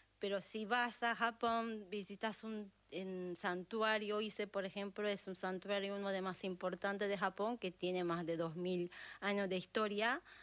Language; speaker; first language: Spanish; non-native, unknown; Japanese